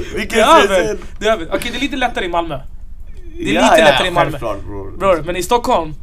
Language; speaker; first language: Swedish; early bilingual, other home language; Arabic